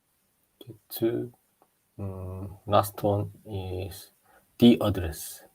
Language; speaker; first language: English; non-native, learner; Japanese